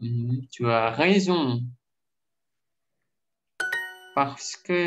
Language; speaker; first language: French; non-native, learner; Russian